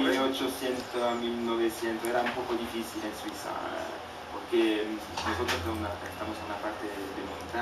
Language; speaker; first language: Spanish; non-native, fluent; French